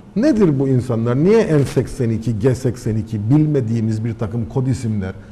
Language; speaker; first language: Turkish; native; Turkish